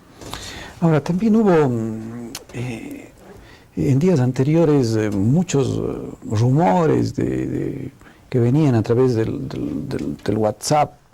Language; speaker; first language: Spanish; native; Spanish